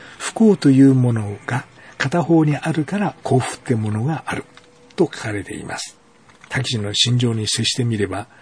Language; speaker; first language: Japanese; native; Japanese